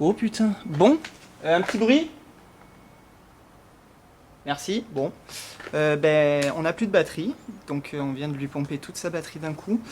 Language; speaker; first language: French; native; French